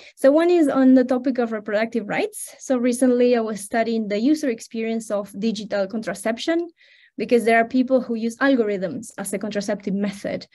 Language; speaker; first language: English; non-native, fluent; Spanish